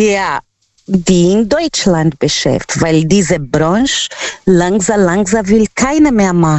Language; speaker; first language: German; non-native, learner; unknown